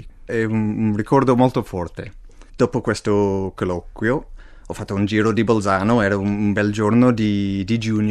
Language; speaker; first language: Italian; non-native, fluent; English